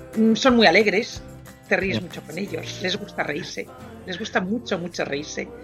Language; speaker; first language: Spanish; non-native, fluent; French